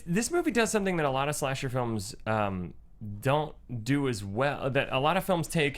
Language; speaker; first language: English; native; English